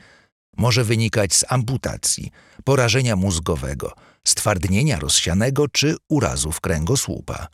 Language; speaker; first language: Polish; native; Polish